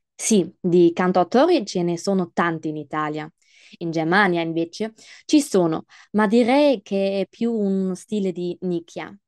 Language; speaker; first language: Italian; non-native, fluent; German